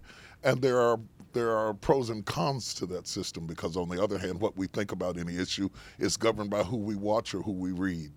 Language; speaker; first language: English; native; English